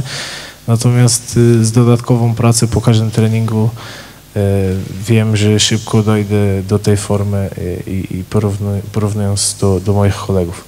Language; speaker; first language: Polish; non-native, fluent; Portuguese